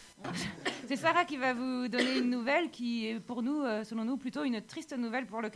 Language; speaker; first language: French; native; French